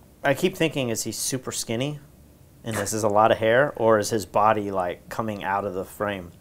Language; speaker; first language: English; native; English